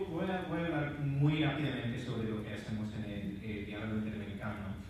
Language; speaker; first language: Spanish; non-native, fluent; English